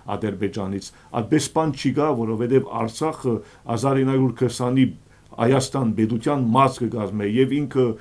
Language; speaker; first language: Armenian; early bilingual, heritage; Armenian